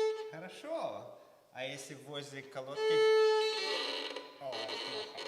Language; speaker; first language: Russian; early bilingual, heritage; Russian